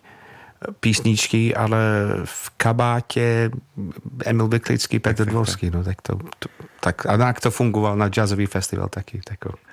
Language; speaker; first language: Czech; non-native, fluent; English